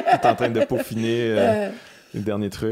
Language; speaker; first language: French; native; French